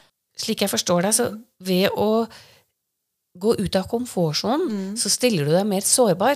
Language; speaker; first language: Norwegian; native; Norwegian